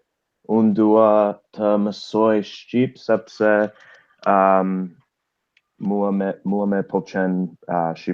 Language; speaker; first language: Albanian; non-native, learner; English